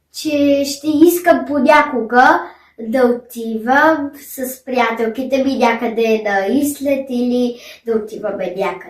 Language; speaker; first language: Bulgarian; early bilingual, heritage; German